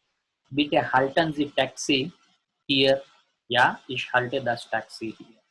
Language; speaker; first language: German; non-native, learner; Gujarati